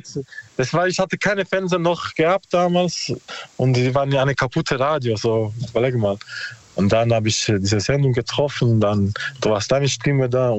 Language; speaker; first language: German; non-native, learner; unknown